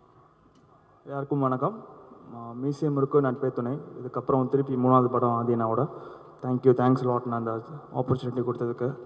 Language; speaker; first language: Tamil; native; Tamil